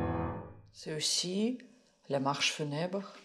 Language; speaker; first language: French; non-native, fluent; Russian